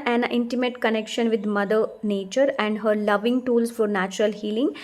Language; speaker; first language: English; non-native, local second language; Kannada